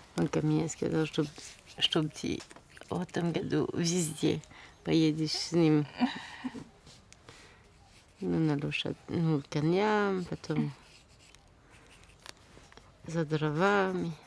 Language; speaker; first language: Russian; non-native, fluent; French